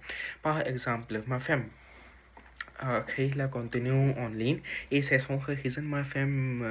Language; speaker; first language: French; non-native, learner; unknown